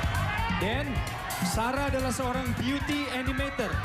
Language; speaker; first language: Indonesian; native; Indonesian